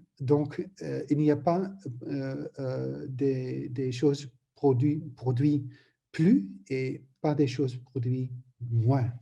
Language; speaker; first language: French; non-native, learner; Dutch